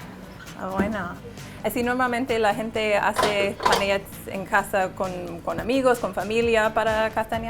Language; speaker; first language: Spanish; non-native, fluent; English